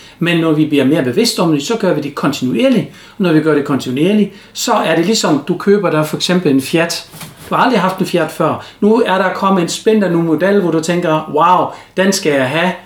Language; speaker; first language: Danish; native; Danish